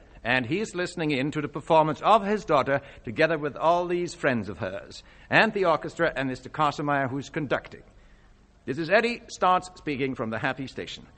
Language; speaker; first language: English; non-native, fluent; Dutch